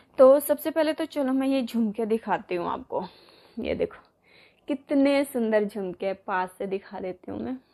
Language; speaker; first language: Hindi; native; Hindi